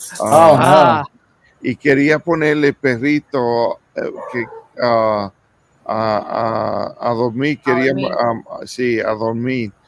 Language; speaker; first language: Spanish; early bilingual, heritage; English